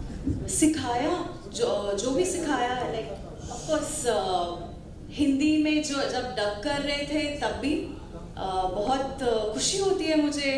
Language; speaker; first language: Hindi; non-native, local second language; Kannada